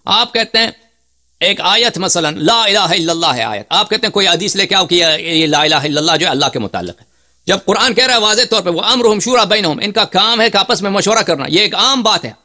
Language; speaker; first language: Urdu; non-native, fluent; Persian